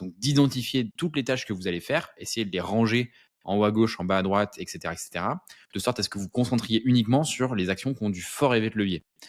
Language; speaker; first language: French; native; French